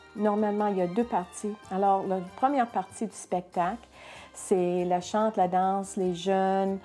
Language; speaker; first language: French; non-native, local second language; English